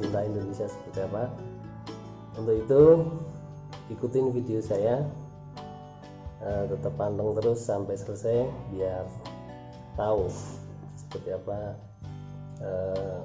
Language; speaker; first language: Indonesian; native; Indonesian